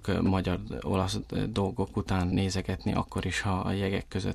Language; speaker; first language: Hungarian; early bilingual, heritage; Italian